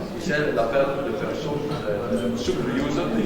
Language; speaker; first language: French; non-native, learner; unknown